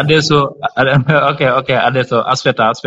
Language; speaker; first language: Italian; non-native, learner; Wolof